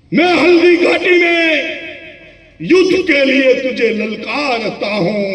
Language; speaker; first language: Hindi; non-native, local second language; Gujarati